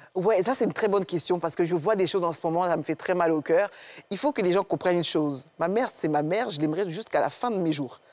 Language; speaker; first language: French; native; French